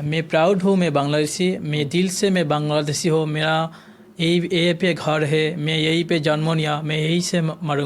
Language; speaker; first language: Hindi; non-native, learner; Bangla